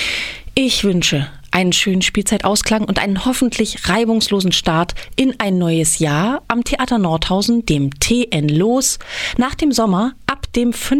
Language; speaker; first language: German; native; German